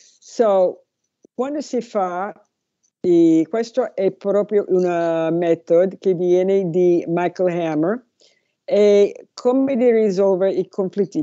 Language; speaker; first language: Italian; non-native, learner; English